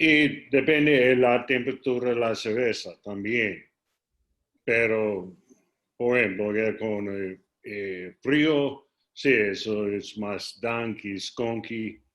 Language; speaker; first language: Spanish; non-native, learner; English